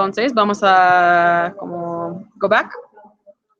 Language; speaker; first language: Spanish; non-native, fluent; English